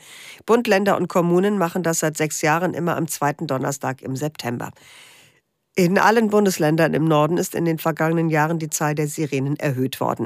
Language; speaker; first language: German; native; German